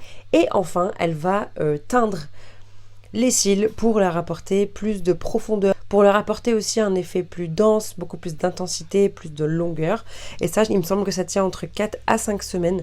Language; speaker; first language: French; native; French